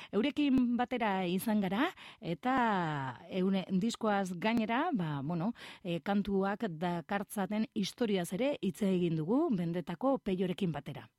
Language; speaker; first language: Basque; native; Basque